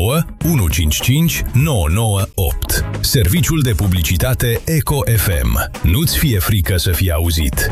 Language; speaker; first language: Romanian; native; Romanian